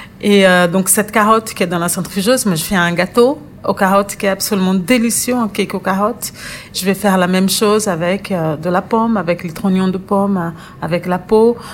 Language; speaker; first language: French; non-native, fluent; Portuguese